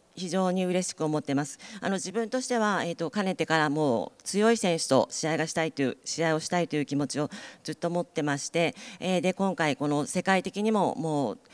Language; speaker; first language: Japanese; native; Japanese